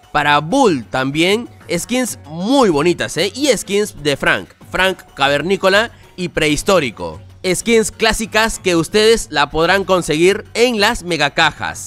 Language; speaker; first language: Spanish; native; Spanish